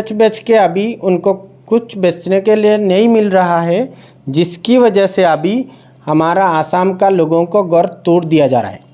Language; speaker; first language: Hindi; non-native, local second language; Bangla